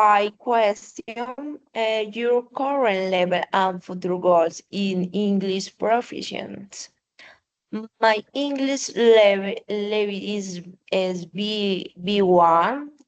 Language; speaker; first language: English; non-native, learner; Spanish